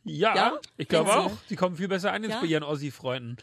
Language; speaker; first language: German; native; German